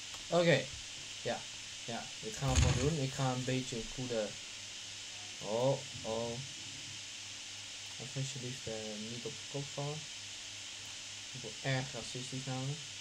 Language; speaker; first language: Dutch; native; Dutch